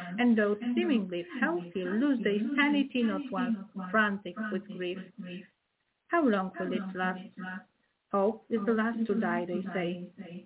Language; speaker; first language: English; non-native, fluent; Polish